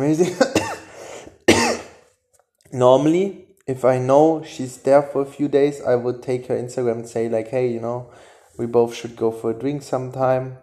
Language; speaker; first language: English; non-native, fluent; German